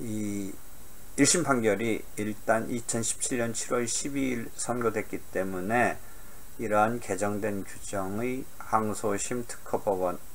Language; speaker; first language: Korean; native; Korean